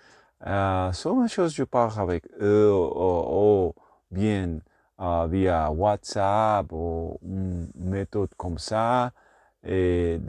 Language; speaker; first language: French; non-native, learner; Spanish